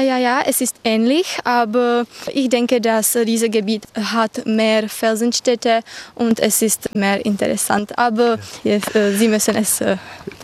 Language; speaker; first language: German; non-native, fluent; Czech